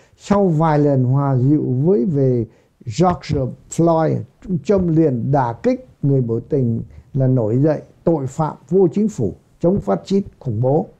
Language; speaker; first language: Vietnamese; native; Vietnamese